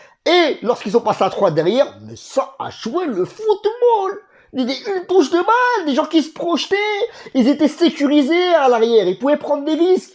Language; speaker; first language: French; native; French